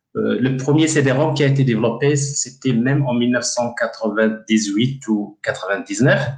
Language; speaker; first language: French; non-native, local second language; Tachelhit